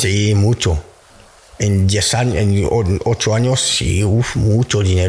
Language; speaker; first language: Spanish; non-native, fluent; French